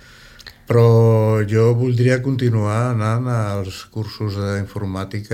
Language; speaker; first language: Catalan; non-native, local second language; Spanish